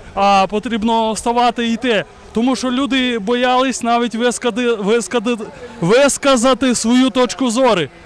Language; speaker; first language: Ukrainian; native; Ukrainian